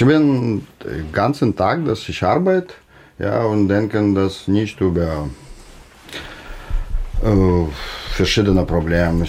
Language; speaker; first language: German; non-native, learner; Russian